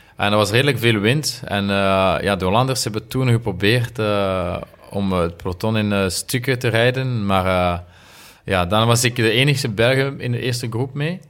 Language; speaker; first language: Dutch; non-native, local second language; French